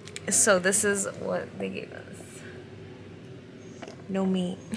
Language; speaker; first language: English; early bilingual, other home language; Spanish